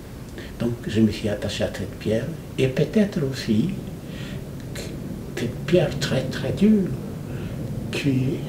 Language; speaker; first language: French; non-native, fluent; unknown